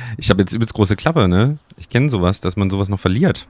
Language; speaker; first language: German; native; German